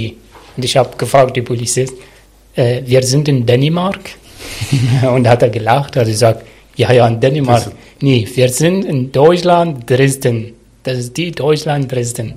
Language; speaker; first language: German; non-native, learner; Arabic